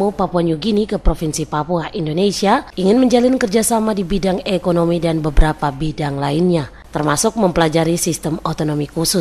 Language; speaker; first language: Indonesian; native; Indonesian